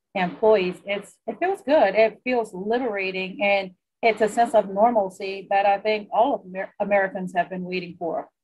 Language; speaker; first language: English; native; English